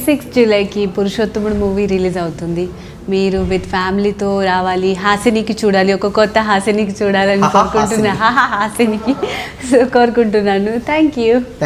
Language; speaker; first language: Telugu; non-native, local second language; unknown